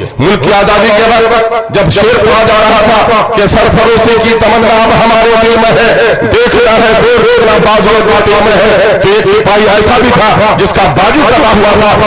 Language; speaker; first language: Urdu; native; Urdu